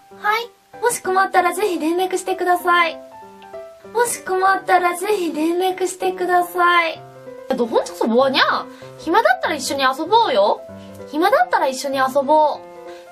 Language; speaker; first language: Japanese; non-native, fluent; Korean